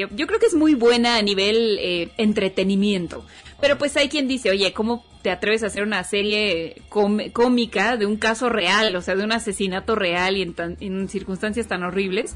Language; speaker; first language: Spanish; native; Spanish